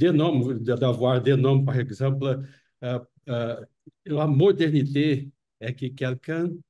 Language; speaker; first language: French; non-native, learner; Portuguese